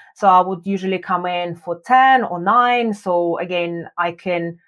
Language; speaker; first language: English; non-native, fluent; Russian